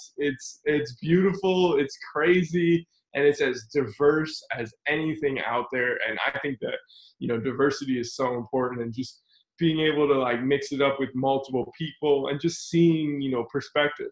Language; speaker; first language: English; native; English